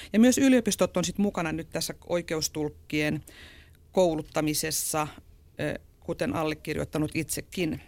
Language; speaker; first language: Finnish; native; Finnish